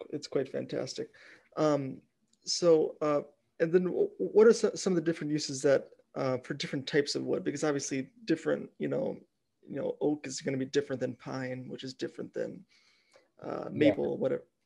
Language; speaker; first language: English; native; English